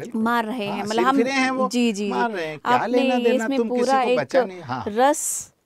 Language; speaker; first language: Hindi; native; Hindi